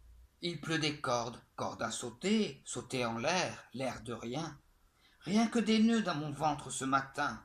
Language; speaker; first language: French; native; French